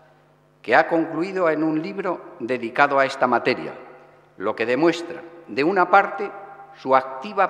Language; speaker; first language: Spanish; native; Spanish